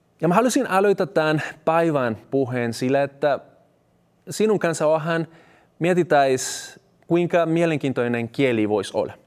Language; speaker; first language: Finnish; non-native, fluent; Spanish